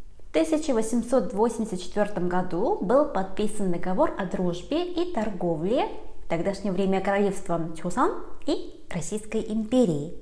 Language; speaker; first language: Russian; early bilingual, other home language; Korean